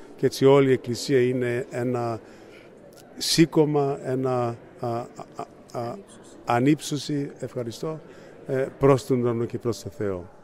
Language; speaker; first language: Greek; early bilingual, heritage; English